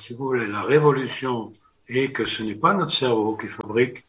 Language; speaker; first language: French; native; French